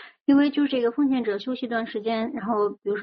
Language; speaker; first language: Chinese; native; Chinese